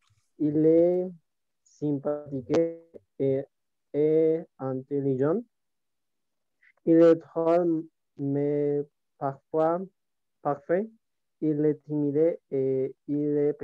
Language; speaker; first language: French; non-native, learner; Spanish